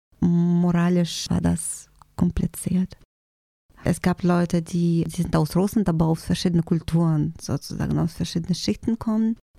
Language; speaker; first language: German; non-native, fluent; Russian